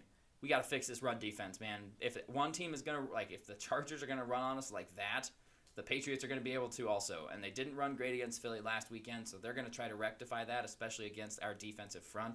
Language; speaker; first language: English; native; English